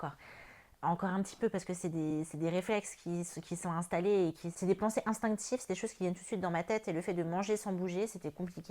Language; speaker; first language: French; native; French